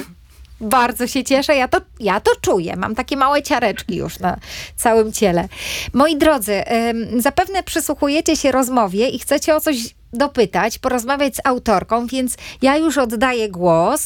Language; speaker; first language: Polish; native; Polish